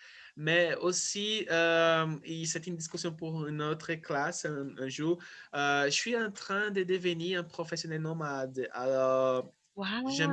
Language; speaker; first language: French; non-native, fluent; Portuguese